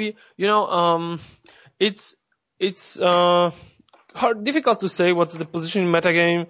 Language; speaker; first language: English; non-native, fluent; Polish